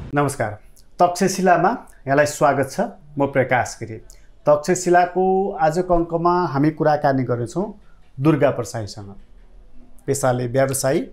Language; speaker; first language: Nepali; native; Nepali